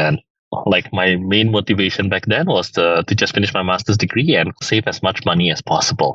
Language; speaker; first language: English; early bilingual, other home language; Indonesian